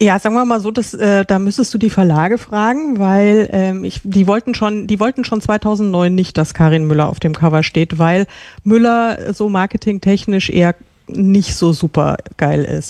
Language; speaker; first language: German; native; German